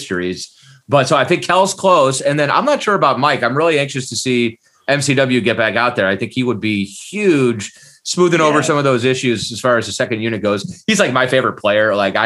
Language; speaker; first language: English; native; English